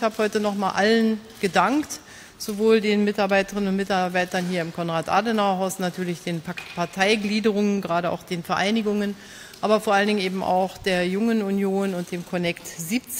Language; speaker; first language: German; native; German